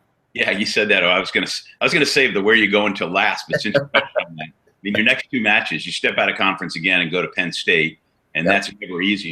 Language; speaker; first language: English; native; English